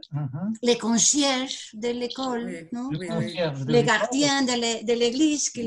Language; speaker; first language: French; non-native, learner; Spanish